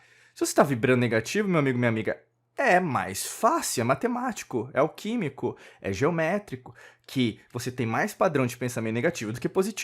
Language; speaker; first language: Portuguese; native; Portuguese